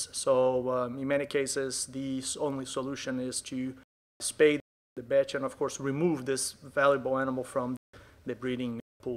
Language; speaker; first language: English; non-native, fluent; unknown